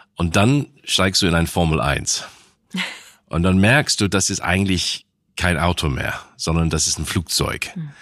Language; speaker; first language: German; non-native, fluent; English